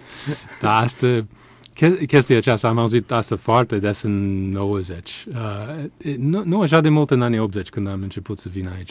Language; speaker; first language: Romanian; non-native, fluent; English